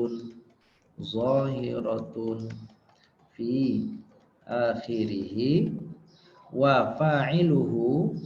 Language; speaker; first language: Arabic; non-native, fluent; Indonesian